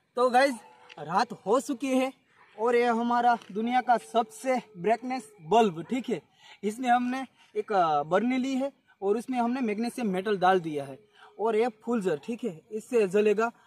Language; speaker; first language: Hindi; non-native, local second language; Gujarati